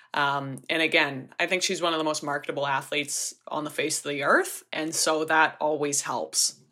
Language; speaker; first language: English; native; English